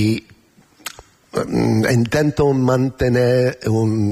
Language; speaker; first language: Spanish; non-native, learner; English